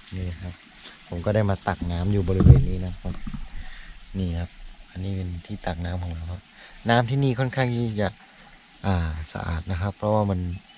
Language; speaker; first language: Thai; non-native, local second language; Karen languages